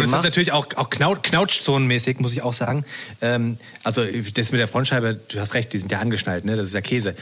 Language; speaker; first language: German; native; German